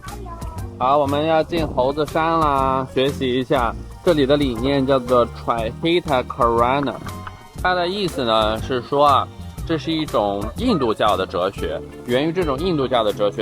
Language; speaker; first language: Chinese; native; Chinese